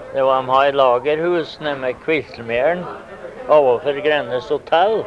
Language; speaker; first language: Norwegian; early bilingual, heritage; Norwegian